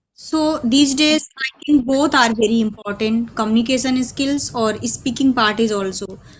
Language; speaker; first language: English; non-native, learner; Hindi